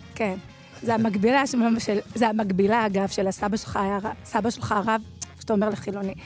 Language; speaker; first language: Hebrew; native; Hebrew